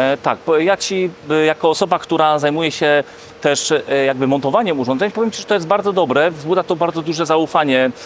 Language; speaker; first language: Polish; native; Polish